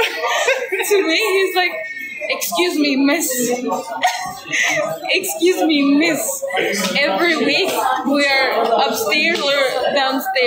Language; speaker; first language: English; non-native, fluent; Turkish